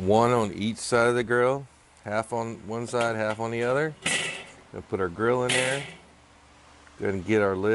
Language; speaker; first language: English; native; English